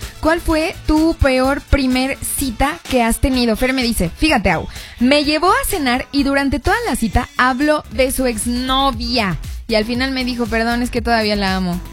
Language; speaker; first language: Spanish; native; Spanish